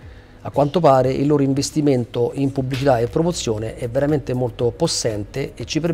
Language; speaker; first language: Italian; native; Italian